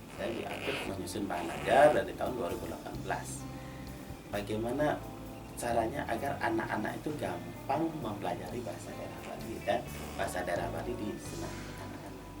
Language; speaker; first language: Indonesian; non-native, local second language; Balinese